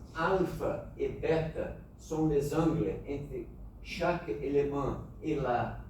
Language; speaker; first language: French; non-native, fluent; Portuguese